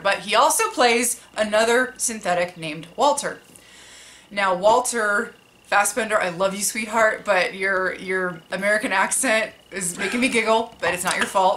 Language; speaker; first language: English; native; English